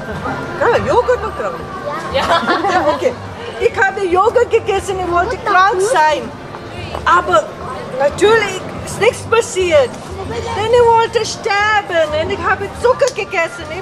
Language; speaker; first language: German; non-native, learner; Tibetan